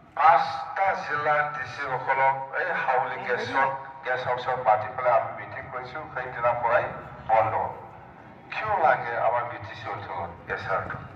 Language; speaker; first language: Assamese; non-native, local second language; Bodo